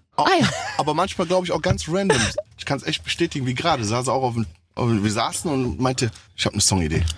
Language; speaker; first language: German; native; German